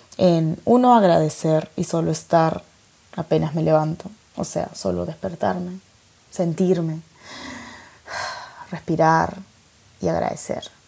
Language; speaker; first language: Spanish; native; Spanish